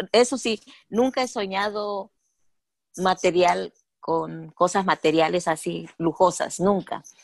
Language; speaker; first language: Spanish; native; Spanish